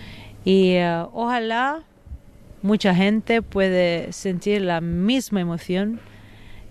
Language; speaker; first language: Spanish; non-native, fluent; Italian